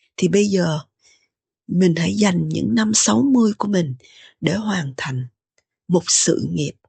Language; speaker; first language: Vietnamese; native; Vietnamese